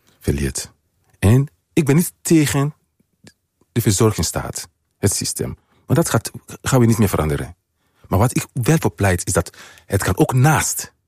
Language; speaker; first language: Dutch; non-native, fluent; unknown